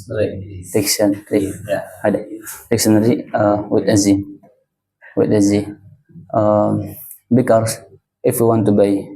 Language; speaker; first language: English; non-native, learner; Indonesian